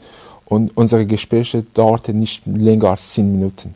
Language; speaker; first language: German; non-native, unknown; Persian